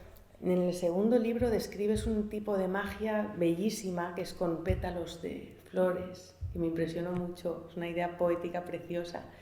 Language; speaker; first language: Spanish; native; Spanish